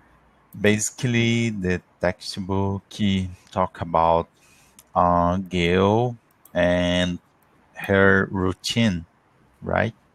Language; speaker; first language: English; non-native, learner; Portuguese